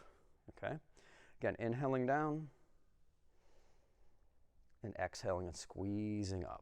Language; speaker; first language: English; native; English